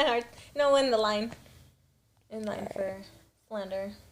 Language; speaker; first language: English; native; English